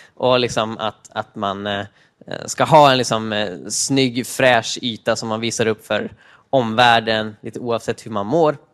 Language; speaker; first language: Swedish; native; Swedish